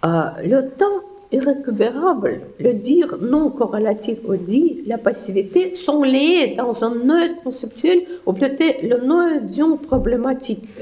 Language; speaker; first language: French; non-native, fluent; Russian